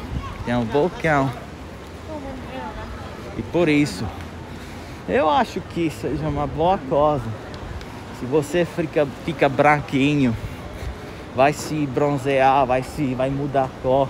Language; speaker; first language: Portuguese; non-native, fluent; Italian